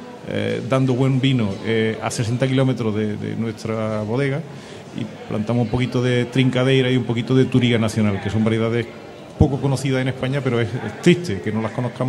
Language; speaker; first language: Spanish; native; Spanish